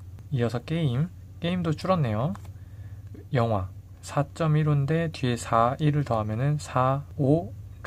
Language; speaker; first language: Korean; native; Korean